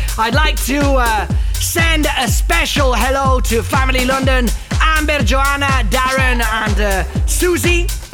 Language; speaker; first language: English; non-native, fluent; Italian